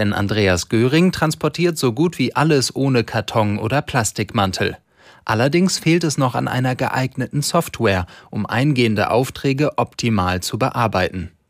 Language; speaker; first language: German; native; German